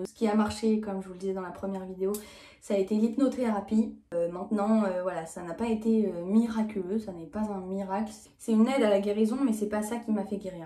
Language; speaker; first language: French; native; French